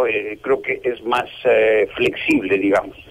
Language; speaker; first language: Spanish; native; Spanish